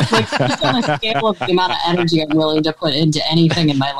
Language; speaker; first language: English; native; English